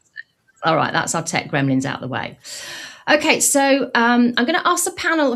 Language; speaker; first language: English; native; English